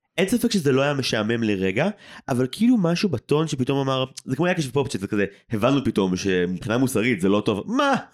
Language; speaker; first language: Hebrew; native; Hebrew